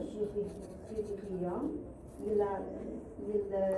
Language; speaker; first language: French; non-native, learner; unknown